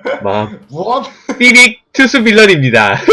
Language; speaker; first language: Korean; native; Korean